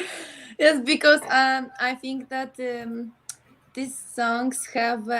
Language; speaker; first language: English; non-native, learner; Polish